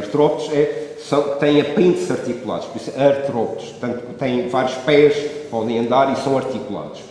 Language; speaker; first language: Portuguese; native; Portuguese